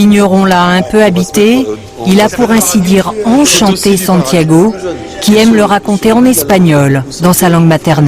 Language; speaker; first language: French; native; French